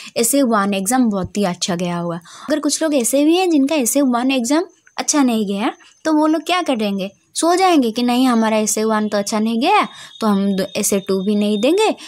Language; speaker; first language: Hindi; non-native, local second language; Odia